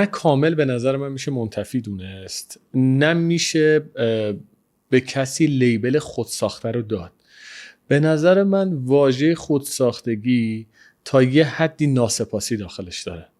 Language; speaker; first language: Persian; native; Persian